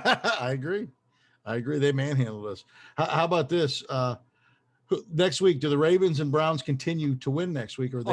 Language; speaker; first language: English; native; English